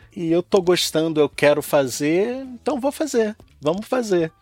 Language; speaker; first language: Portuguese; native; Portuguese